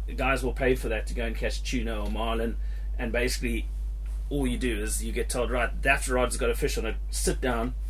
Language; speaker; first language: English; native; English